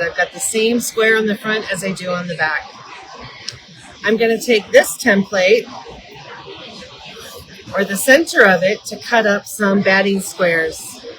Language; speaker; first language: English; native; English